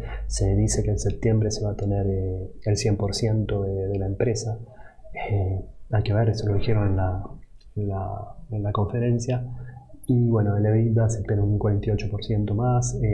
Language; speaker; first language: Spanish; native; Spanish